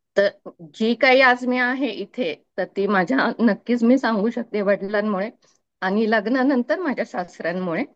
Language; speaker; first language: Marathi; native; Marathi